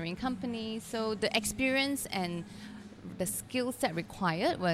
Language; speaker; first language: English; non-native, local second language; Cantonese